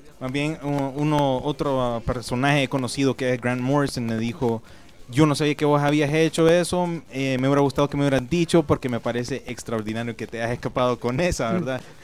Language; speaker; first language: Spanish; native; Spanish